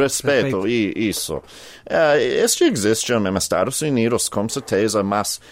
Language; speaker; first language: Portuguese; non-native, learner; English